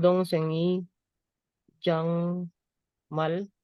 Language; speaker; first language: Korean; non-native, learner; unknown